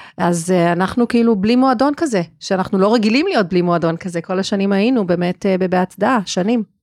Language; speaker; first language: Hebrew; non-native, fluent; English